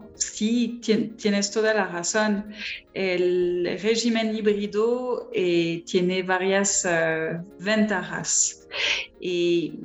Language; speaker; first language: Spanish; non-native, fluent; French